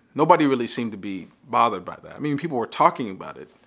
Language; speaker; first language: English; native; English